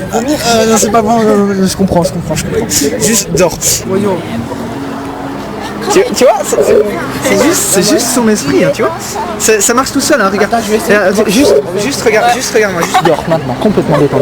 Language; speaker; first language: French; native; French